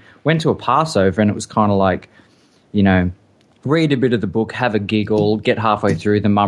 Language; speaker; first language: English; native; English